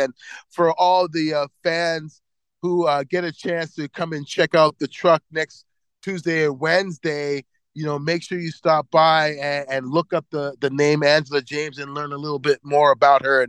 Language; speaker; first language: English; native; English